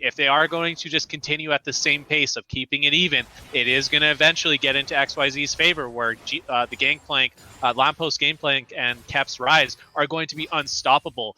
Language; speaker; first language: English; native; English